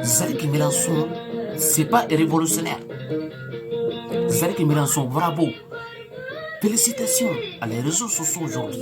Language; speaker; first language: French; non-native, local second language; Soninke